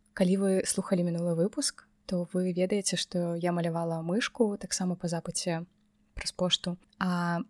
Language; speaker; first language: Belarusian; non-native, local second language; Russian